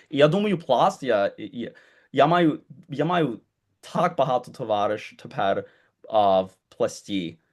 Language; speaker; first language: Ukrainian; early bilingual, heritage; Ukrainian